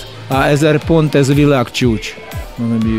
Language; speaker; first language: Hungarian; non-native, learner; Russian